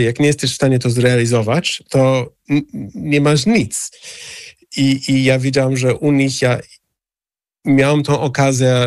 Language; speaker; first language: Polish; non-native, fluent; English